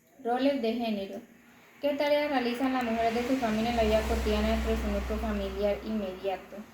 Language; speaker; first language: Spanish; native; Spanish